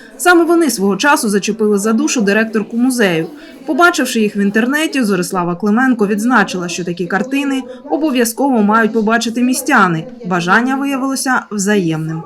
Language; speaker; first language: Ukrainian; native; Ukrainian